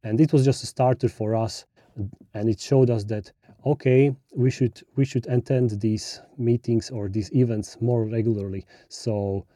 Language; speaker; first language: English; non-native, fluent; Slovak